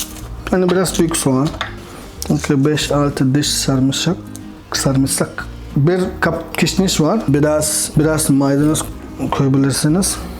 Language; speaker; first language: Turkish; non-native, learner; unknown